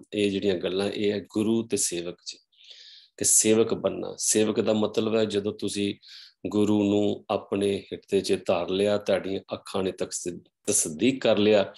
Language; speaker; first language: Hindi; non-native, local second language; Punjabi